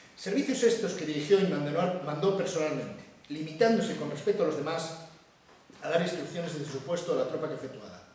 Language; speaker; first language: Spanish; native; Spanish